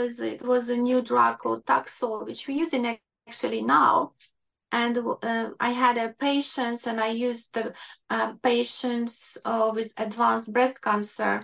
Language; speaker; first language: English; non-native, fluent; Ukrainian